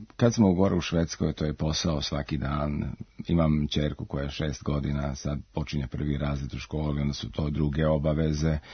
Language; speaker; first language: Serbian; early bilingual, heritage; Serbian